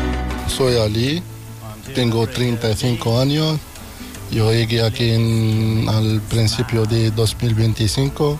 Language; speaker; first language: Spanish; non-native, learner; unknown